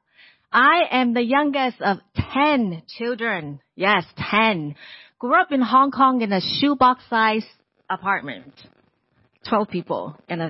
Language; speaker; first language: English; non-native, local second language; Cantonese